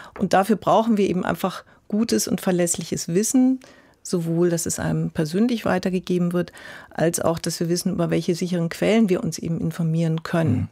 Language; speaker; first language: German; native; German